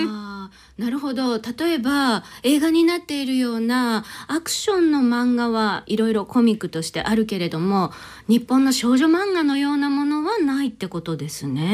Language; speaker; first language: Japanese; native; Japanese